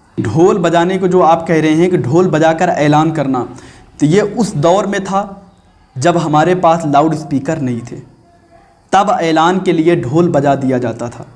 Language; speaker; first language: Urdu; native; Urdu